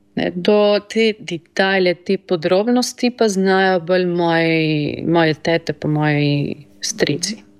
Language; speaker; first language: Slovenian; early bilingual, heritage; Slovenian